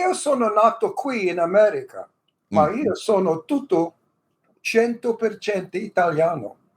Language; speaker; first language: Italian; early bilingual, heritage; English